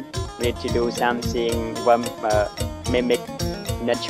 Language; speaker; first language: English; non-native, learner; Khmer